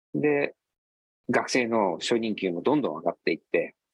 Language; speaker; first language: Japanese; native; Japanese